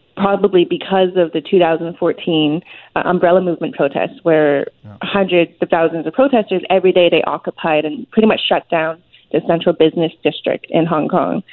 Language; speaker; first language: English; non-native, local second language; Cantonese